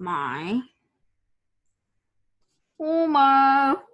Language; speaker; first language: English; non-native, learner; Korean